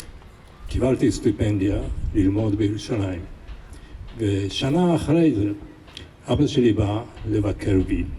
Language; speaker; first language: Hebrew; non-native, fluent; Japanese